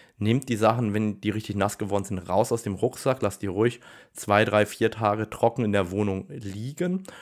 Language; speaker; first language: German; native; German